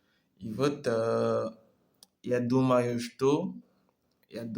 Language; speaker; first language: Russian; non-native, learner; French